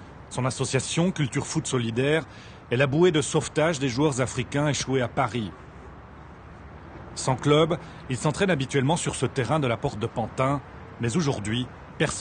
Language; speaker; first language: French; native; French